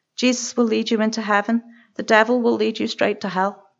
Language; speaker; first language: English; native; English